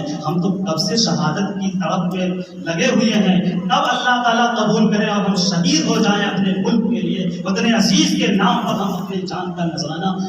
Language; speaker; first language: Urdu; native; Urdu